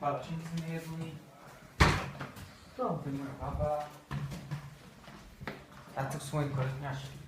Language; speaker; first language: Slovak; early bilingual, heritage; Slovak